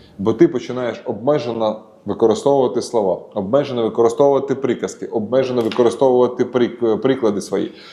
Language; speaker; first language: Ukrainian; non-native, local second language; Russian